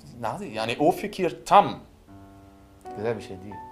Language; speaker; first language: Turkish; non-native, learner; German